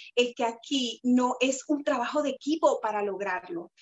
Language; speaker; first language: Spanish; native; Spanish